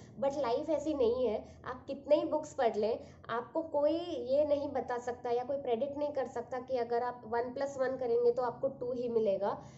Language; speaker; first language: Hindi; native; Hindi